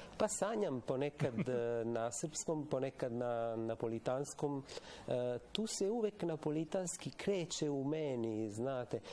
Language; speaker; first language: Serbian; non-native, fluent; Italian